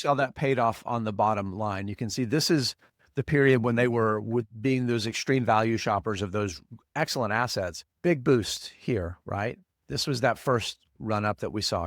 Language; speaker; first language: English; native; English